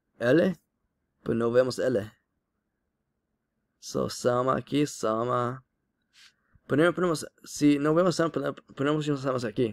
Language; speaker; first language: Spanish; non-native, learner; English